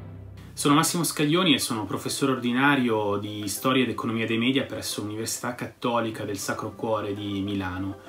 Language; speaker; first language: Italian; native; Italian